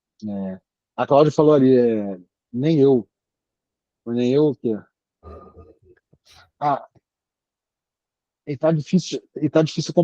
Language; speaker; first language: Portuguese; native; Portuguese